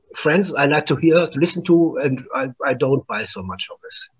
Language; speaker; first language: English; non-native, learner; German